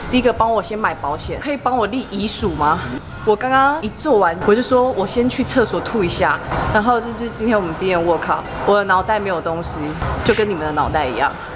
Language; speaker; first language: Chinese; native; Chinese